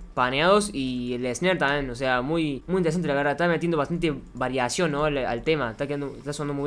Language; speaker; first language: Spanish; native; Spanish